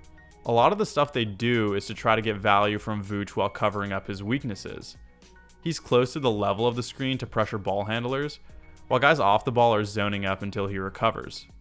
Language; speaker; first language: English; native; English